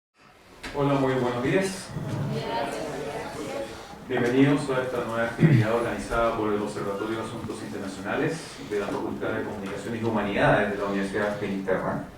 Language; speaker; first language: Spanish; native; Spanish